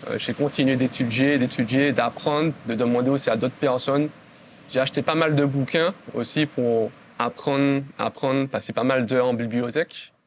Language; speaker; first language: French; native; French